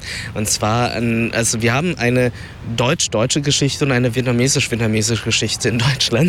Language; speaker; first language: German; early bilingual, other home language; Vietnamese